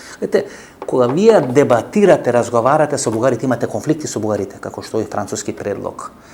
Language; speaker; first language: Macedonian; native; Macedonian